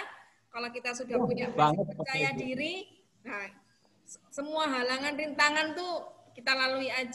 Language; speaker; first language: Indonesian; native; Indonesian